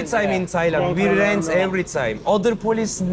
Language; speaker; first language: English; non-native, learner; Turkish